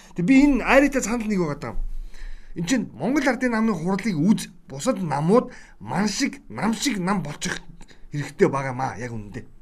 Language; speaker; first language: Mongolian; native; Mongolian